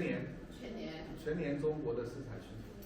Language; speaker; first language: Chinese; native; Chinese